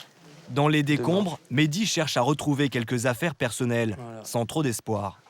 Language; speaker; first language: French; native; French